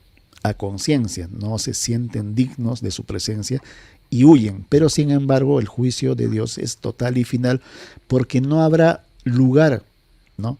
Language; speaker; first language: Spanish; native; Spanish